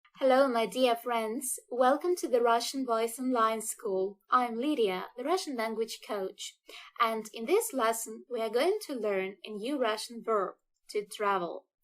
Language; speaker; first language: English; non-native, fluent; Russian